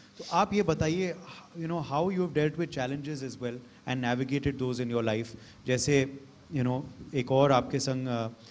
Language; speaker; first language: Hindi; native; Hindi